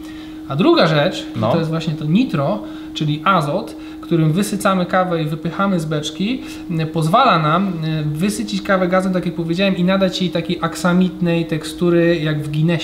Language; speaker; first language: Polish; native; Polish